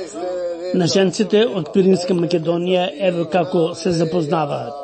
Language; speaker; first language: Macedonian; native; Macedonian